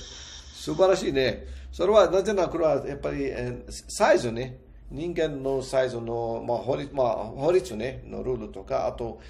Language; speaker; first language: Japanese; non-native, fluent; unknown